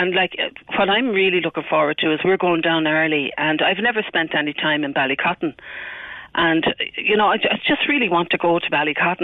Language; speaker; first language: English; native; English